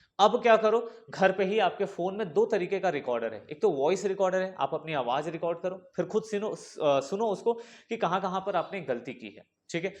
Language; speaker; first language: Hindi; native; Hindi